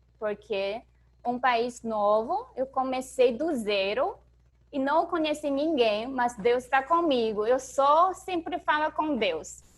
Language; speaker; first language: Portuguese; non-native, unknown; Chinese